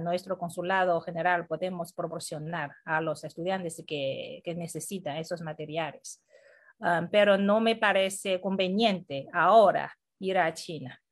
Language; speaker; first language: Spanish; non-native, fluent; Chinese